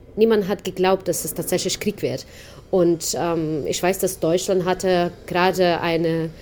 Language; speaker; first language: German; non-native, fluent; Ukrainian